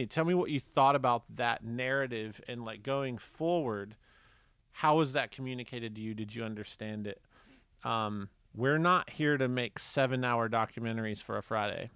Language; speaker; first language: English; native; English